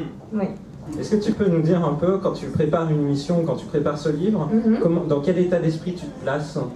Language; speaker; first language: French; native; French